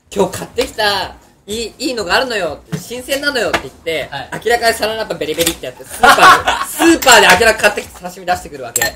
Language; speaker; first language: Japanese; native; Japanese